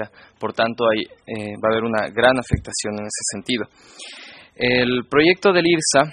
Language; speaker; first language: Spanish; native; Spanish